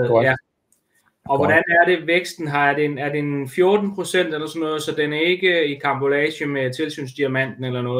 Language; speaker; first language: Danish; native; Danish